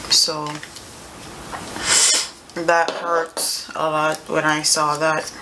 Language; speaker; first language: English; native; English